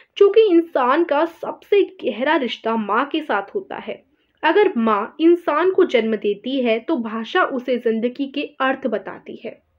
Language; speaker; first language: Hindi; native; Hindi